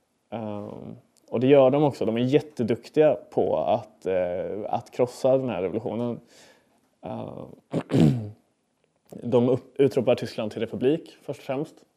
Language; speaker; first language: Swedish; native; Swedish